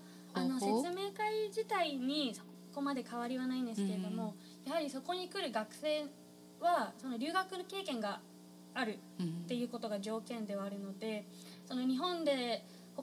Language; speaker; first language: Japanese; native; Japanese